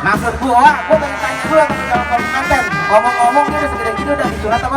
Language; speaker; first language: Indonesian; native; Indonesian